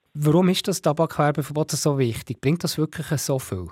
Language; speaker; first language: German; native; German